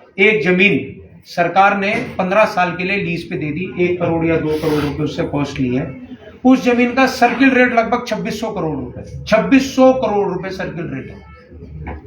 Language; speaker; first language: Hindi; native; Hindi